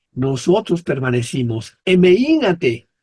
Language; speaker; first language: Spanish; native; Spanish